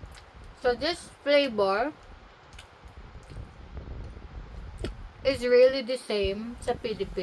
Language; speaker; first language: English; non-native, local second language; Filipino